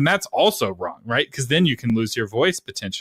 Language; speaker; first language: English; native; English